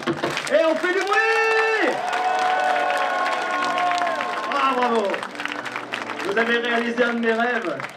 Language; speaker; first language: French; native; French